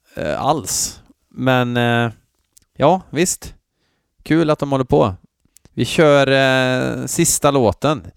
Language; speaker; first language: Swedish; native; Swedish